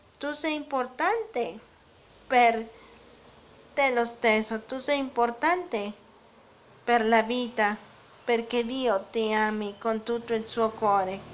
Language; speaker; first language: Italian; non-native, learner; Spanish